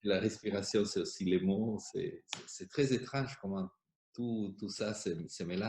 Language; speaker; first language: French; non-native, fluent; Italian